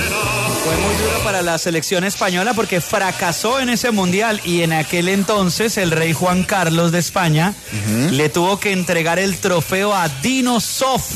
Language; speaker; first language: Spanish; native; Spanish